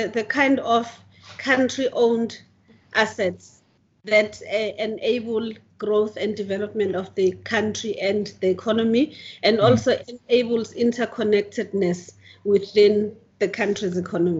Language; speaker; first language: English; non-native, local second language; Zulu